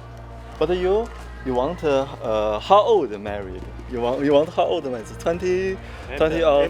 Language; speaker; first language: English; non-native, learner; Chinese